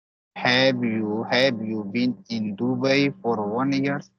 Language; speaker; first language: English; non-native, learner; Hindi